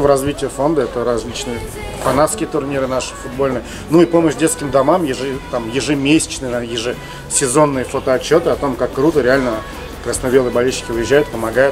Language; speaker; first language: Russian; native; Russian